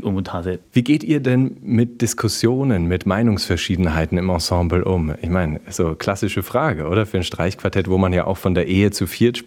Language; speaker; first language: German; native; German